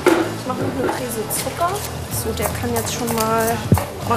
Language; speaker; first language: German; native; German